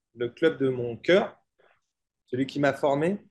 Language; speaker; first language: French; native; French